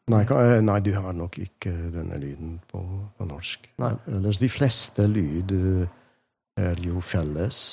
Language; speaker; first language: Norwegian; non-native, fluent; Hungarian